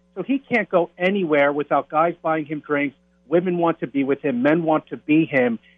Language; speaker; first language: English; native; English